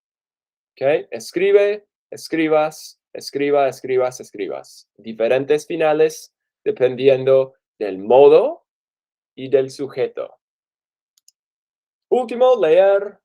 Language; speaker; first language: Spanish; non-native, fluent; English